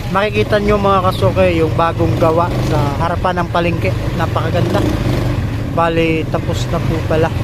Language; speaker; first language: Filipino; native; Filipino